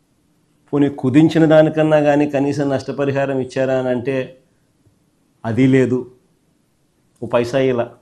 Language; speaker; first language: Telugu; native; Telugu